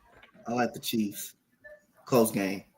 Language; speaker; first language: English; native; English